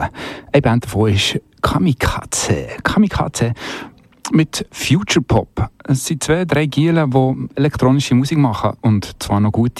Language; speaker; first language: German; native; German